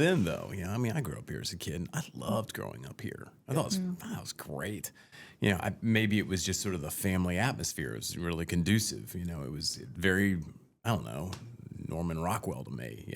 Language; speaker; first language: English; native; English